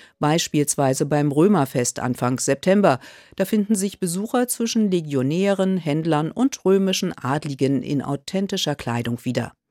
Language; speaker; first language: German; native; German